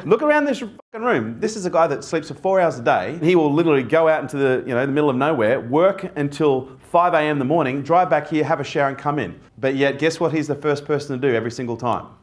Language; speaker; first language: English; native; English